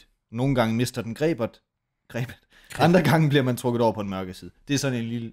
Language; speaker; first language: Danish; native; Danish